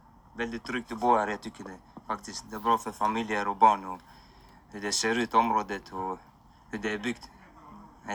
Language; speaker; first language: Swedish; non-native, local second language; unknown